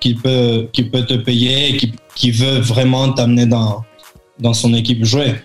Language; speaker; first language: French; early bilingual, heritage; French